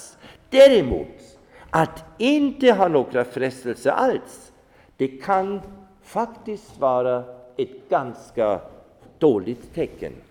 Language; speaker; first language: Swedish; non-native, fluent; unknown